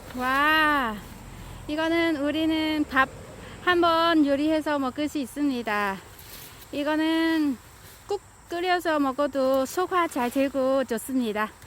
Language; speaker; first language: Korean; non-native, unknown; Vietnamese